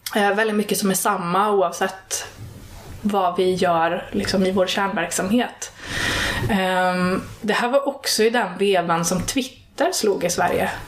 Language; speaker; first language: Swedish; native; Swedish